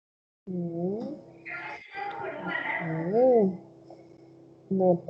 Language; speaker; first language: English; non-native, fluent; Spanish